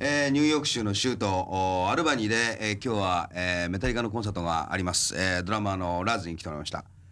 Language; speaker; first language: Japanese; native; Japanese